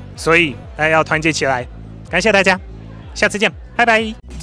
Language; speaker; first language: Chinese; non-native, fluent; Polish